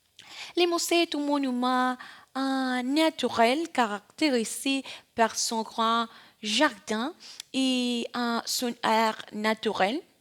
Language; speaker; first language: French; non-native, learner; Spanish